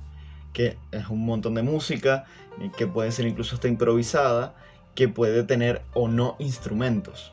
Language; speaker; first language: Spanish; native; Spanish